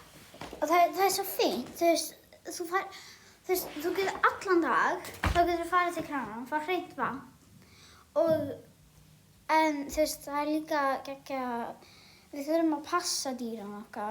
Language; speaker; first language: Icelandic; early bilingual, other home language; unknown